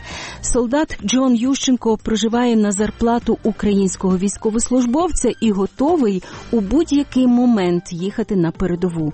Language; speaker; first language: Ukrainian; native; Ukrainian